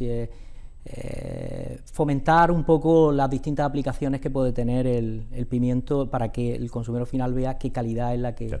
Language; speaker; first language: Spanish; native; Spanish